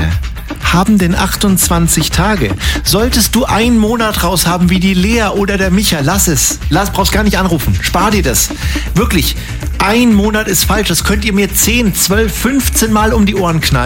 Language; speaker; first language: German; native; German